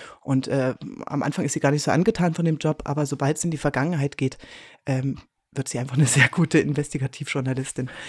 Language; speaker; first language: German; native; German